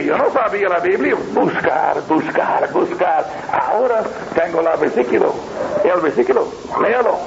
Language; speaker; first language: Spanish; non-native, learner; English